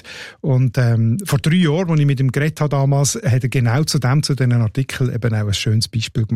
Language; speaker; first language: German; native; German